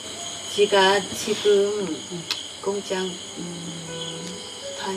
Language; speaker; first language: Korean; non-native, learner; Vietnamese